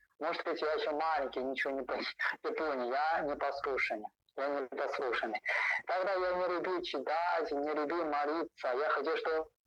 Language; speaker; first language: Russian; non-native, learner; Chinese